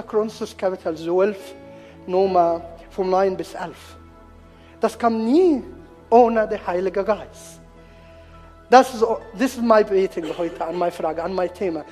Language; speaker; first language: German; non-native, learner; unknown